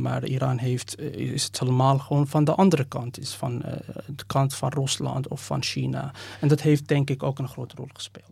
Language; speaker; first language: Dutch; non-native, fluent; Persian